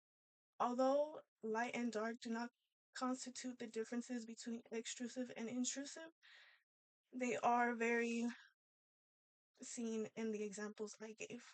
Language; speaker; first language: English; native; English